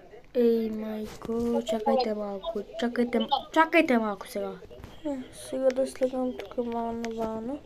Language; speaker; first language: Bulgarian; early bilingual, heritage; Bulgarian